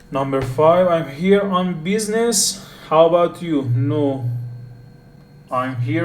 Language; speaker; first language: English; non-native, learner; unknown